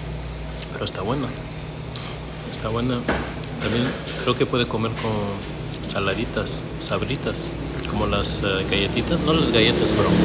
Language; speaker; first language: Spanish; non-native, fluent; Chinese